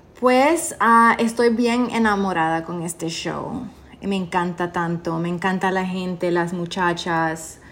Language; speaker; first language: Spanish; early bilingual, heritage; Spanish